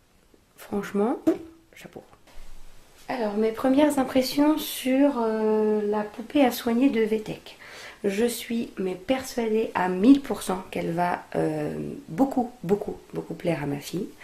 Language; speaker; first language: French; native; French